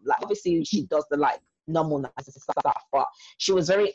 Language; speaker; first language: English; non-native, local second language; Yoruba